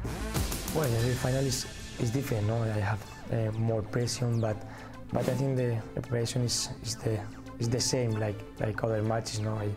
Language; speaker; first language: English; non-native, learner; Spanish